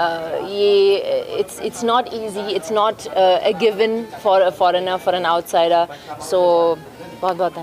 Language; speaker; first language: Hindi; non-native, fluent; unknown